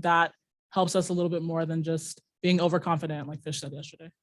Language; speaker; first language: English; native; English